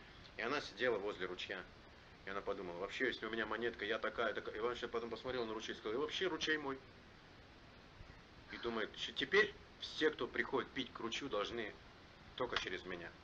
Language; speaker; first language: Russian; native; Russian